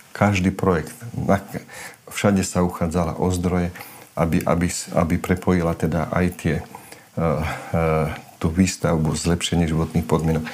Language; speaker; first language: Slovak; non-native, local second language; Romany